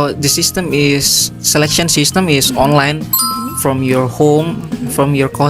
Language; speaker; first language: English; non-native, learner; Indonesian